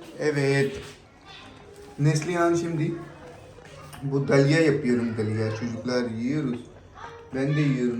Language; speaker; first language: Turkish; non-native, learner; Urdu